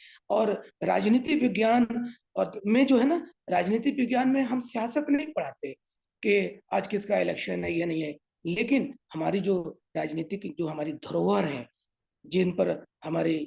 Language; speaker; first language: Hindi; native; Hindi